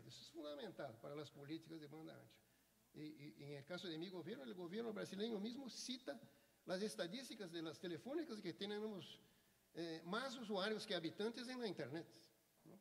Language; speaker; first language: Spanish; non-native, fluent; Portuguese